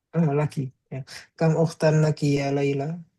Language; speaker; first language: Arabic; non-native, learner; Indonesian